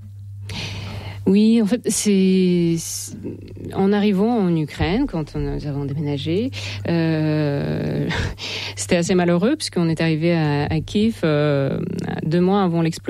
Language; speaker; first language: French; non-native, fluent; Russian